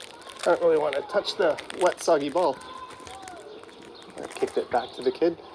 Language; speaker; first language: English; native; English